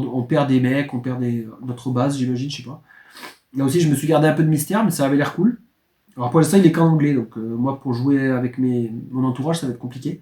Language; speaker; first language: French; native; French